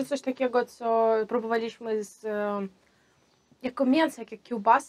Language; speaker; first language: Polish; non-native, fluent; Russian